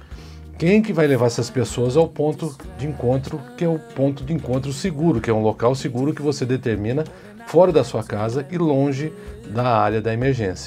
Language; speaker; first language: Portuguese; native; Portuguese